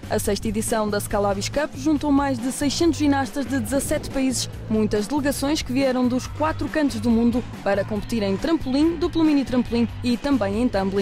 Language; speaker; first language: Portuguese; native; Portuguese